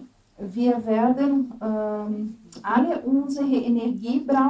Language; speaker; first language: German; non-native, fluent; Portuguese